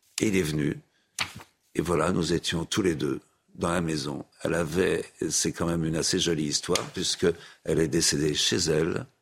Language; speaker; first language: French; native; French